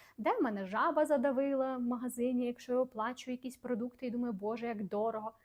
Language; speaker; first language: Ukrainian; non-native, local second language; Russian